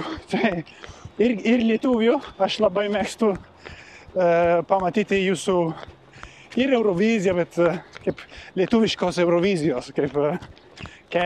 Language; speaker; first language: Lithuanian; non-native, learner; Italian